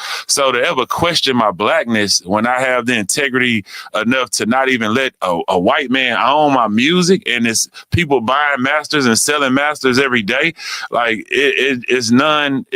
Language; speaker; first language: English; native; English